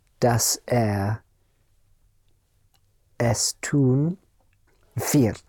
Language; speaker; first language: German; non-native, learner; English